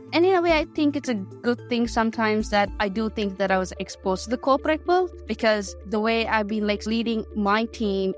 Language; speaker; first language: English; non-native, local second language; Sinhala